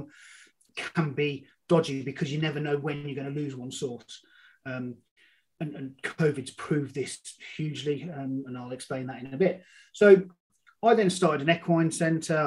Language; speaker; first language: English; native; English